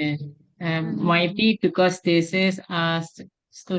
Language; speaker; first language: English; non-native, learner; Indonesian